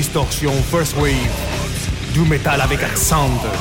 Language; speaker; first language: French; non-native, fluent; Spanish